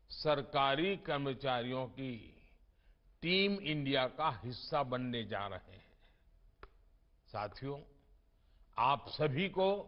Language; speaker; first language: Hindi; non-native, local second language; Gujarati